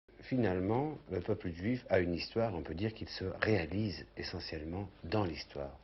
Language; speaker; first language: French; native; French